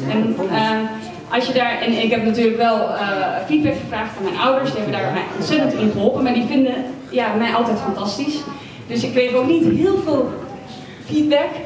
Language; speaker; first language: Dutch; native; Dutch